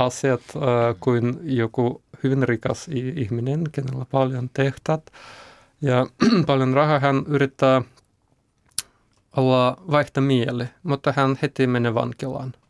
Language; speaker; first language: Finnish; non-native, learner; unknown